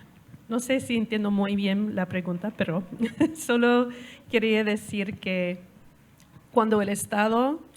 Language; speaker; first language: Spanish; non-native, learner; English